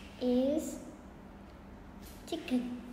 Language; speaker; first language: English; non-native, learner; Vietnamese